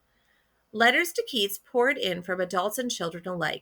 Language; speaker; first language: English; native; English